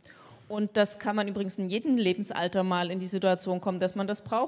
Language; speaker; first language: German; native; German